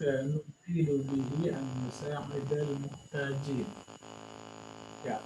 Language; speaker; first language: Arabic; non-native, fluent; Indonesian